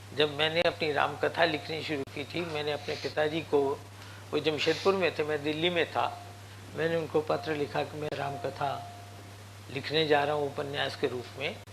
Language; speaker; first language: Hindi; non-native, local second language; Punjabi